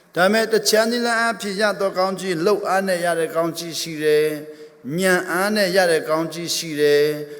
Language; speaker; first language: Burmese; non-native, local second language; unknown